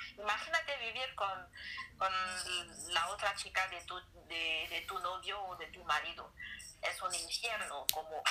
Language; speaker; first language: Spanish; non-native, learner; French